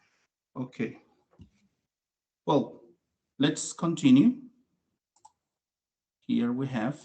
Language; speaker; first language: English; non-native, fluent; Spanish